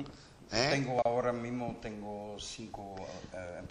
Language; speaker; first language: Spanish; non-native, learner; Dutch